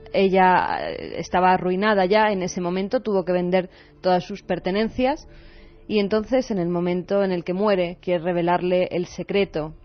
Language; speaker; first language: Spanish; native; Spanish